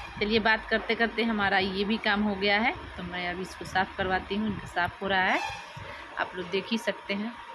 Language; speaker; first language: Hindi; native; Hindi